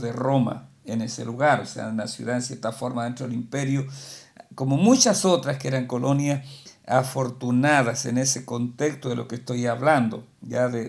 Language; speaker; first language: Spanish; native; Spanish